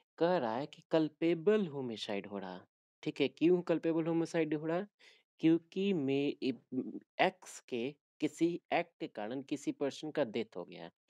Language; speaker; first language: Hindi; native; Hindi